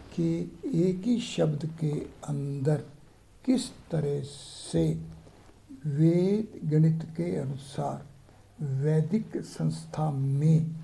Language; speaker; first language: Hindi; native; Hindi